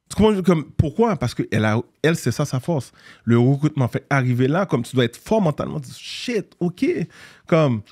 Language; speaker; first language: French; native; French